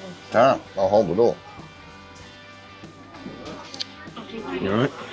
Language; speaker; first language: English; native; English